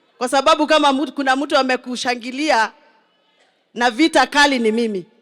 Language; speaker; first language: Swahili; non-native, local second language; Kikuyu